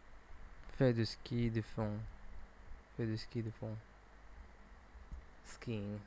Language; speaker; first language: French; non-native, learner; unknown